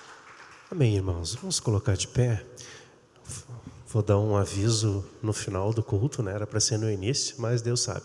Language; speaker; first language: Portuguese; native; Portuguese